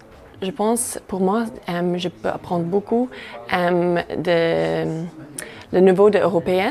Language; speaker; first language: French; non-native, learner; English